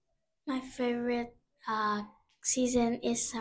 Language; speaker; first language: English; non-native, learner; Vietnamese